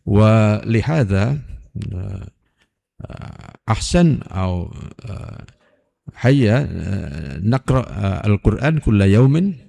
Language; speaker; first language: Arabic; non-native, fluent; Indonesian